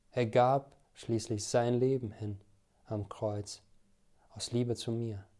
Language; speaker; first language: German; non-native, fluent; Albanian